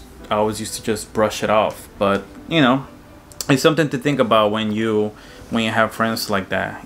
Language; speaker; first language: English; early bilingual, other home language; Spanish